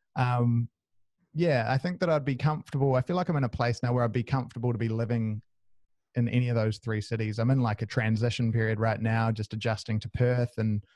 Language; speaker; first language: English; native; English